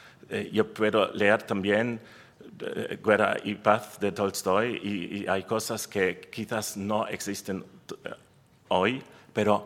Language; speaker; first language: Spanish; non-native, learner; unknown